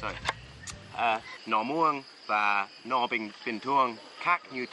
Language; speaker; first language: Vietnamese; non-native, learner; English